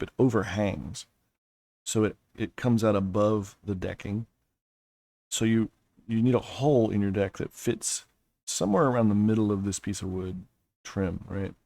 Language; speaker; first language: English; native; English